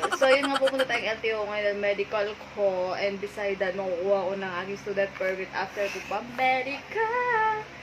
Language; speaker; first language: Filipino; non-native, local second language; Pampanga